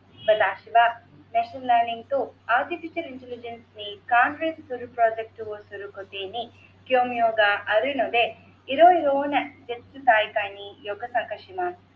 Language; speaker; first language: Japanese; non-native, learner; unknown